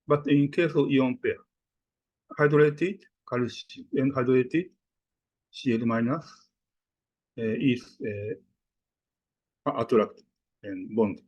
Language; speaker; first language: English; non-native, fluent; Japanese